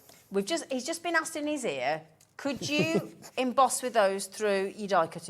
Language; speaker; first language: English; native; English